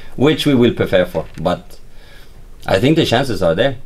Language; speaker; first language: English; non-native, fluent; Swedish